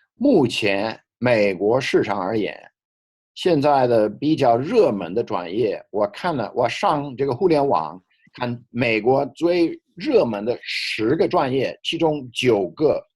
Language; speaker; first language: Chinese; non-native, fluent; English